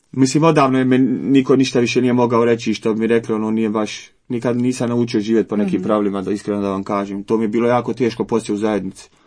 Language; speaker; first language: Croatian; native; Croatian